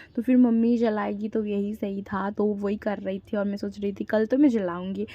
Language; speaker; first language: Hindi; non-native, local second language; Bangla